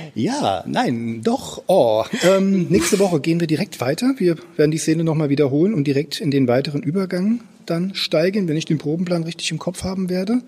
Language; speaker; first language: German; native; German